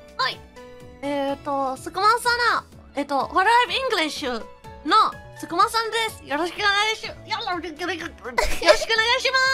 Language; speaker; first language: Japanese; non-native, learner; English